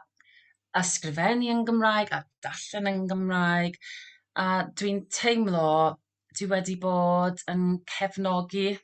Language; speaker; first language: Welsh; non-native, local second language; English